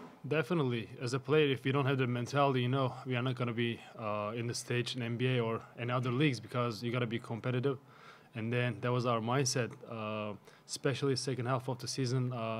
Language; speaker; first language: English; non-native, fluent; Turkish